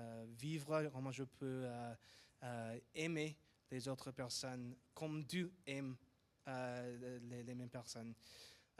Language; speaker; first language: French; non-native, fluent; English